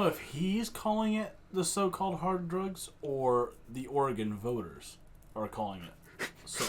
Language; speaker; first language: English; native; English